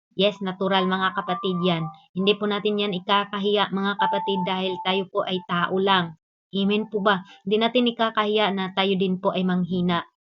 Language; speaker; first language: Filipino; non-native, local second language; Cebuano